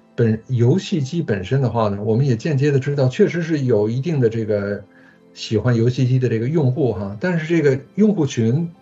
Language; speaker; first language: Chinese; early bilingual, other home language; Japanese